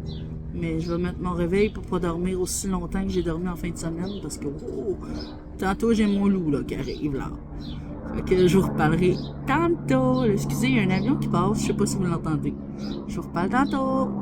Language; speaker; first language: French; native; French